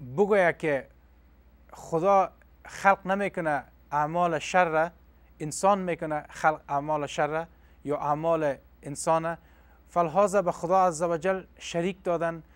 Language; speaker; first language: Persian; non-native, local second language; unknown